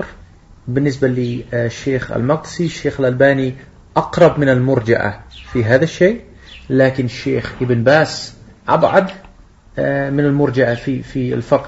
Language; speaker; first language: Arabic; non-native, fluent; Dutch